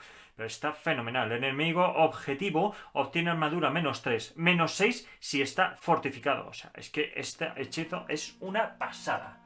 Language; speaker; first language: Spanish; native; Spanish